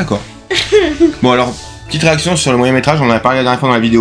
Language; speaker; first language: French; native; French